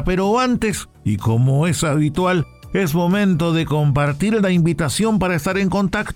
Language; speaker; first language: Spanish; native; Spanish